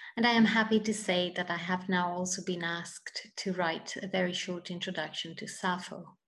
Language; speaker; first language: English; non-native, fluent; Italian